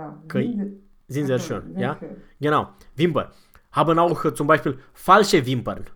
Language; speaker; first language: German; non-native, fluent; Romanian